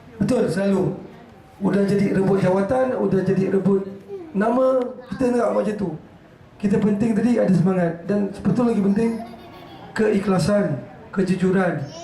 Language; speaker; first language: Malay; native; Malay